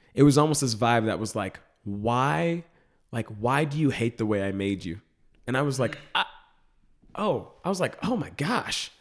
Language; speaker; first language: English; native; English